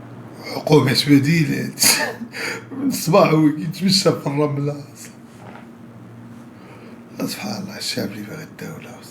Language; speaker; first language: Arabic; native; Arabic